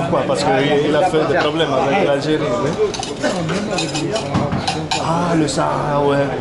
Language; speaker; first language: French; non-native, learner; Spanish